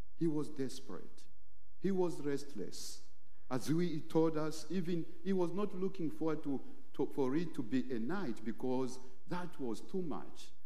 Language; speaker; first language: English; non-native, local second language; Bemba